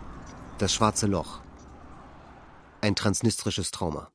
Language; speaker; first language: German; native; German